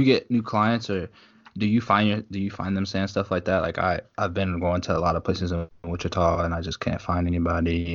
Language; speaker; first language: English; native; English